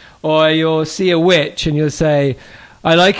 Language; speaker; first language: English; native; English